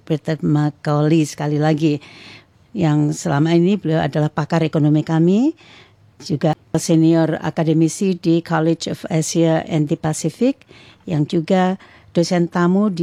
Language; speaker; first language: Indonesian; native; Indonesian